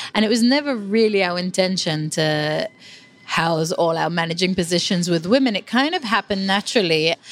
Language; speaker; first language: English; non-native, fluent; Hebrew